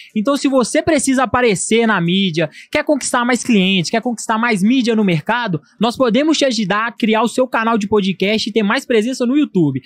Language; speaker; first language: Portuguese; native; Portuguese